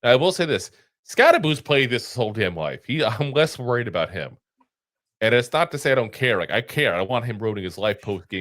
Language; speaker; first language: English; native; English